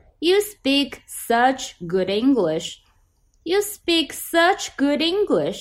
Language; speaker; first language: English; non-native, fluent; Chinese